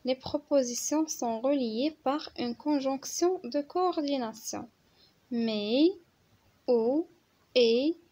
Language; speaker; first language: French; non-native, local second language; Arabic